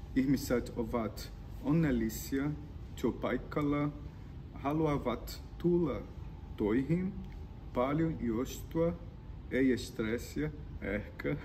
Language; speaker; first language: Finnish; non-native, learner; Portuguese